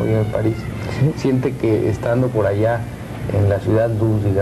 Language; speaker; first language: Spanish; native; Spanish